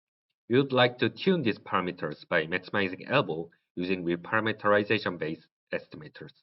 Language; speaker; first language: English; non-native, learner; Korean